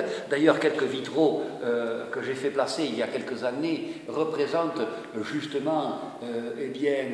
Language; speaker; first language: French; native; French